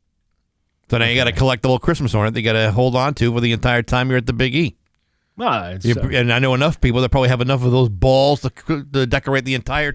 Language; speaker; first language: English; native; English